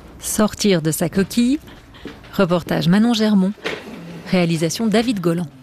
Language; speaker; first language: French; native; French